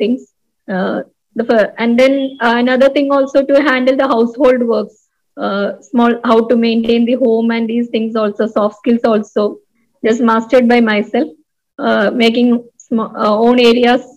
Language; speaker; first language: English; non-native, local second language; Malayalam